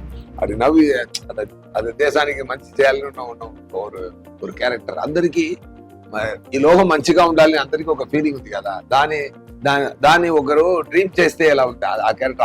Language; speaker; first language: Telugu; non-native, fluent; Tamil